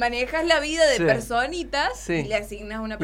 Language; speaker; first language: Spanish; native; Spanish